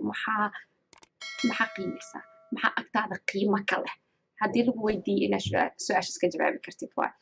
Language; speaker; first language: Somali; early bilingual, heritage; Somali